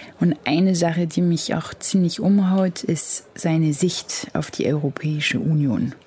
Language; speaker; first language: German; non-native, fluent; French